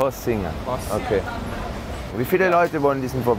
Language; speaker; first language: German; native; German